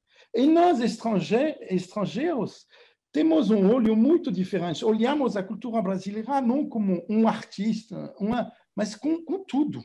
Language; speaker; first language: Portuguese; non-native, fluent; French